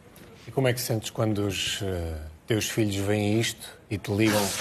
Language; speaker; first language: Portuguese; native; Portuguese